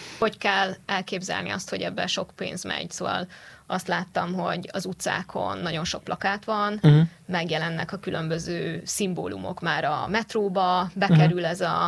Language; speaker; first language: Hungarian; native; Hungarian